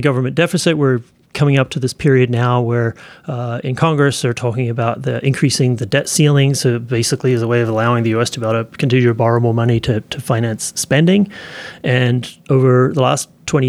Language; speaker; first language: English; native; English